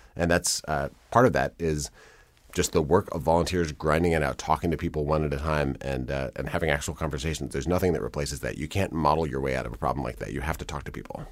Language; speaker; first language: English; native; English